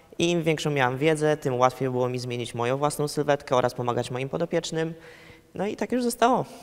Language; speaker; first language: Polish; early bilingual, heritage; Polish